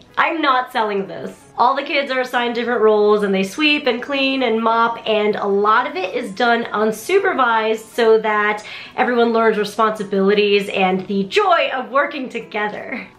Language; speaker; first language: English; native; English